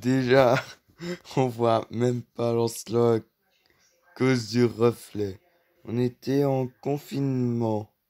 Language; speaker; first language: French; native; French